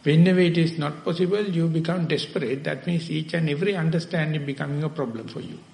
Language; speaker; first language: English; non-native, local second language; Sinhala